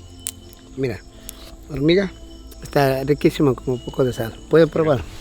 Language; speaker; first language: Spanish; non-native, local second language; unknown